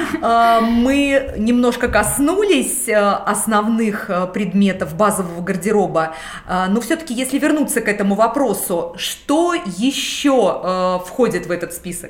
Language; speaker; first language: Russian; native; Russian